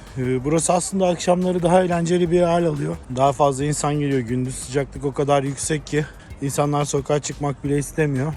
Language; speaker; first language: Turkish; native; Turkish